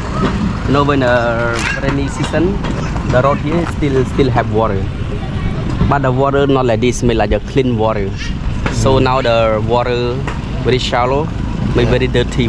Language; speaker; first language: English; non-native, learner; Khmer